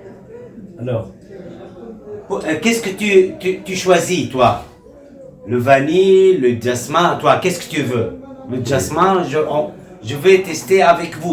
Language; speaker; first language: French; non-native, local second language; Arabic